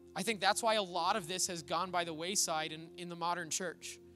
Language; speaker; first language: English; native; English